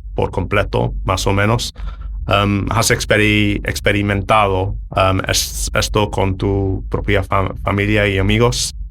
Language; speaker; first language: Spanish; non-native, learner; English